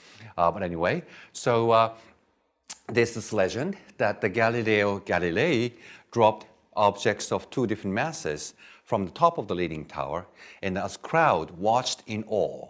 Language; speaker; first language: English; non-native, fluent; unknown